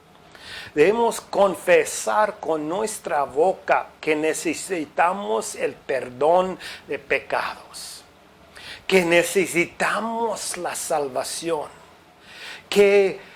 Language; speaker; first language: Spanish; non-native, fluent; English